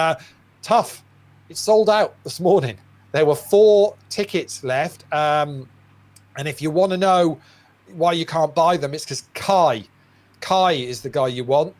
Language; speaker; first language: English; native; English